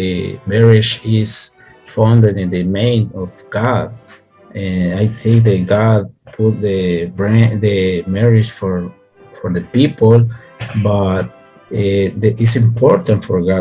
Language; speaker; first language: English; non-native, learner; Spanish